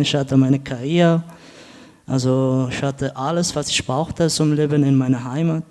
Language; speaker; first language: German; non-native, learner; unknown